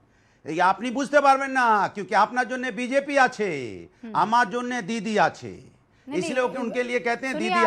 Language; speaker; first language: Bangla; non-native, local second language; Hindi